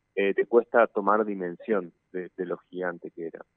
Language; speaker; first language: Spanish; native; Spanish